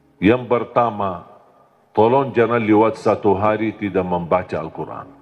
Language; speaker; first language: Malay; non-native, fluent; Arabic